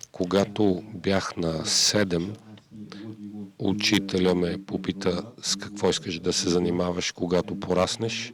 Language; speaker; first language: Bulgarian; native; Bulgarian